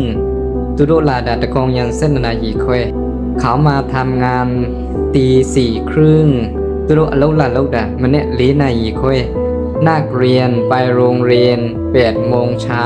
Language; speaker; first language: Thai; non-native, fluent; Burmese